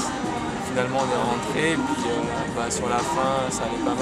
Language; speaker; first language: French; native; French